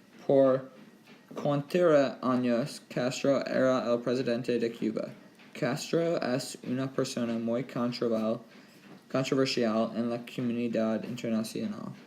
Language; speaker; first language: Spanish; non-native, learner; English